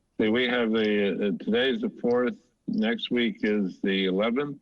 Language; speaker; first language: English; native; English